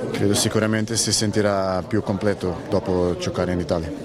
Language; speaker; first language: Italian; non-native, fluent; Portuguese